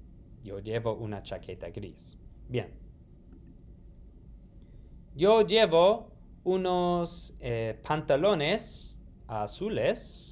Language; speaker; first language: Spanish; non-native, fluent; English